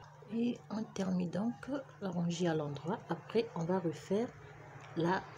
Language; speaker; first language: French; native; French